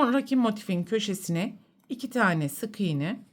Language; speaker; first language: Turkish; native; Turkish